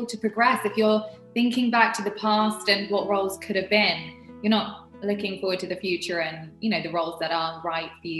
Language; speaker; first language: English; native; English